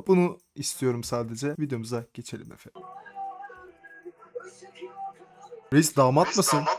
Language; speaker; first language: Turkish; native; Turkish